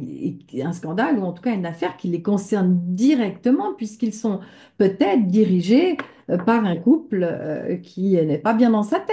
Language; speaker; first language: French; native; French